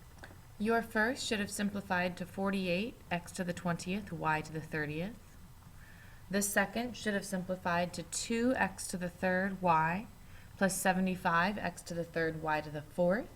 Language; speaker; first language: English; native; English